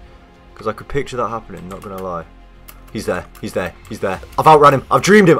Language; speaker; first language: English; native; English